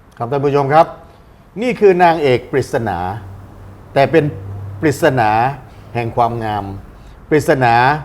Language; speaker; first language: Thai; native; Thai